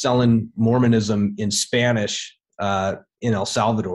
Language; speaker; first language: English; native; English